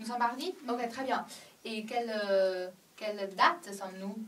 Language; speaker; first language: French; non-native, learner; Chinese